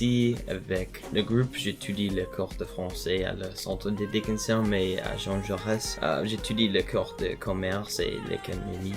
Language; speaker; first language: French; non-native, learner; English